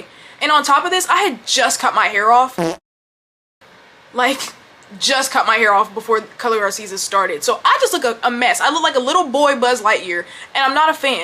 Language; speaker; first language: English; native; English